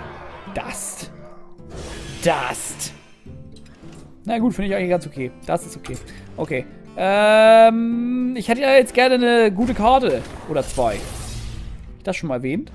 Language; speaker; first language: German; native; German